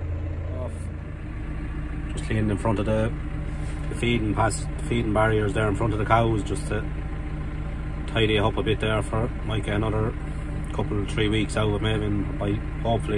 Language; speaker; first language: English; native; English